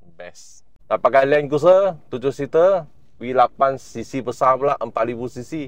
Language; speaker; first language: Malay; non-native, local second language; Chinese